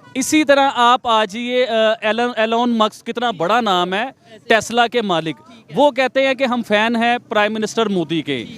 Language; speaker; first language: Urdu; non-native, local second language; Punjabi